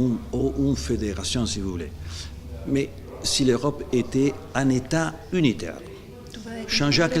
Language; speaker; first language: French; non-native, fluent; Italian